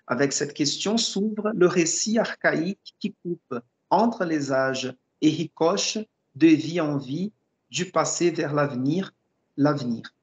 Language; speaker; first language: French; non-native, fluent; Portuguese